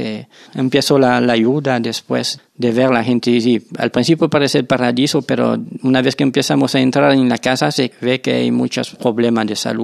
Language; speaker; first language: Spanish; non-native, fluent; French